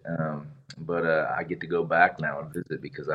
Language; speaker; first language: English; native; English